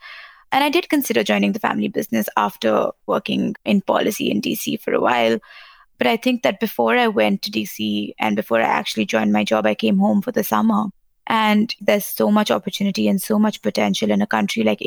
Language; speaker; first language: English; non-native, local second language; Hindi